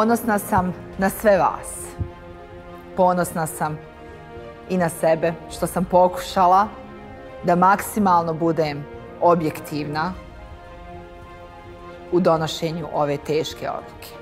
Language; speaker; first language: Croatian; native; Croatian